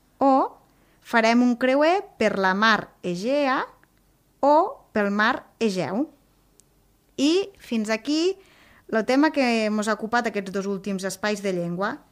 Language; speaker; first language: Catalan; native; Catalan